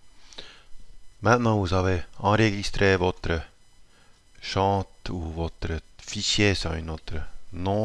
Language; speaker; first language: French; non-native, local second language; German